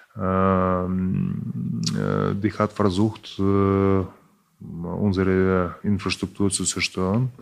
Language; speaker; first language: German; non-native, fluent; Russian